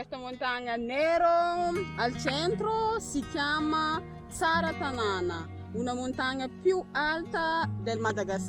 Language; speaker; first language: Italian; non-native, learner; Malagasy